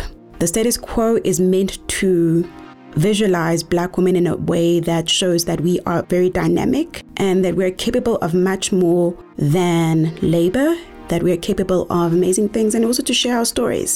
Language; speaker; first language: English; non-native, local second language; Xhosa